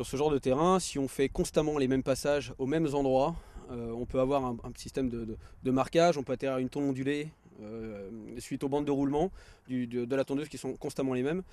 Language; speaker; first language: French; native; French